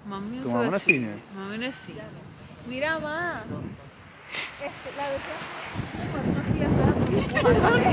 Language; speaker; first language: Spanish; native; Spanish